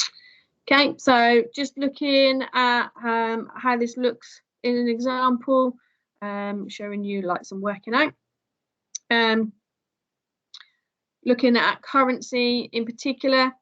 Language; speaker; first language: English; native; English